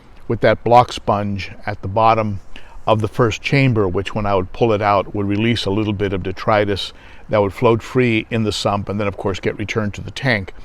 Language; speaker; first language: English; native; English